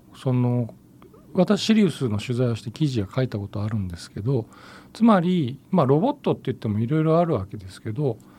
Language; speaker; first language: Japanese; native; Japanese